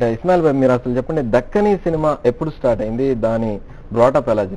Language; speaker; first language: Telugu; native; Telugu